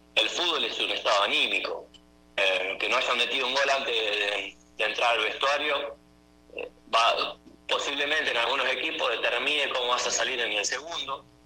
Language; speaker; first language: Spanish; native; Spanish